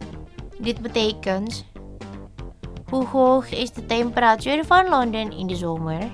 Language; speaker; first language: Dutch; non-native, learner; Indonesian